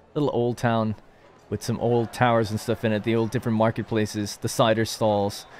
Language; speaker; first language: English; native; English